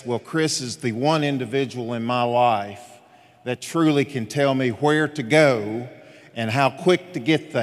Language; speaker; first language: English; native; English